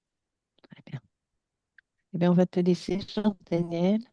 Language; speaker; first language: French; native; French